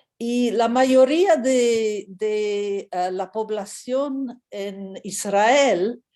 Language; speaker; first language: Spanish; non-native, fluent; English